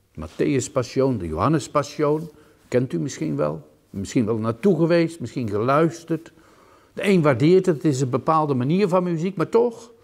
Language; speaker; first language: Dutch; native; Dutch